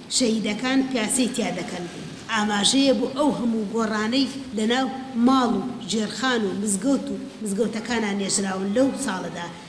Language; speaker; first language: Central Kurdish; native; Central Kurdish